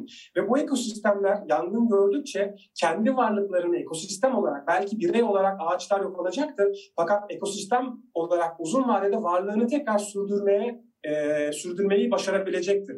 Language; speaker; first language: Turkish; native; Turkish